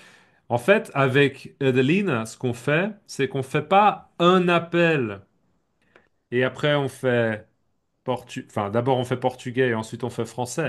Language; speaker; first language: French; native; French